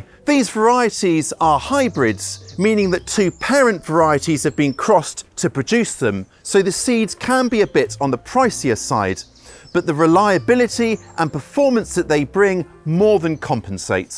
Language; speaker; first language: English; native; English